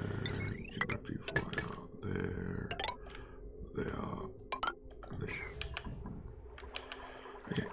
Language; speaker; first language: English; native; English